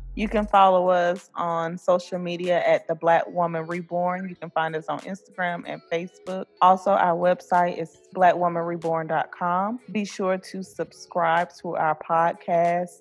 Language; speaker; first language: English; native; English